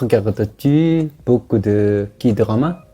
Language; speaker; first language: French; non-native, learner; Korean